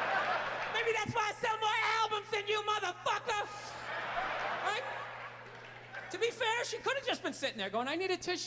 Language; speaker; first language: English; native; English